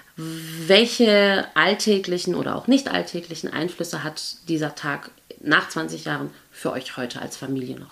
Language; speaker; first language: German; native; German